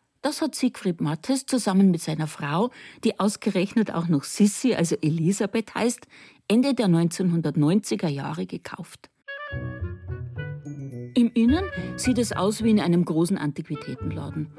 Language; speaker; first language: German; native; German